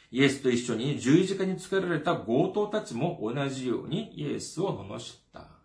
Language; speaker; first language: Japanese; non-native, fluent; Korean